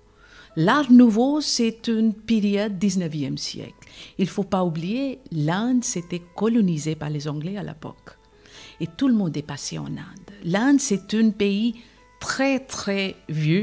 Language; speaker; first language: French; non-native, fluent; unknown